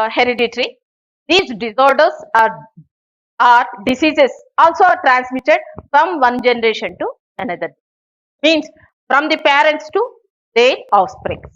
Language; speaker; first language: English; non-native, local second language; Telugu